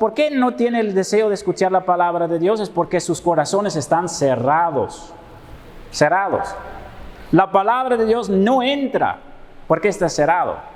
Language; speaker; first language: Spanish; non-native, fluent; Dutch